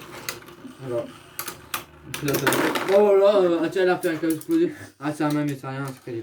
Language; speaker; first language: French; native; French